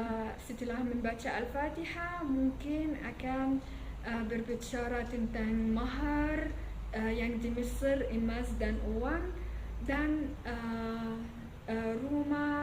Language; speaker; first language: Indonesian; non-native, fluent; Arabic